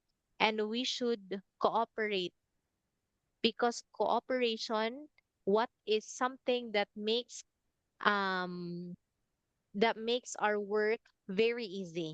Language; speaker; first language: English; non-native, fluent; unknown